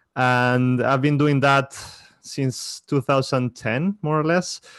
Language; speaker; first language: English; non-native, fluent; Spanish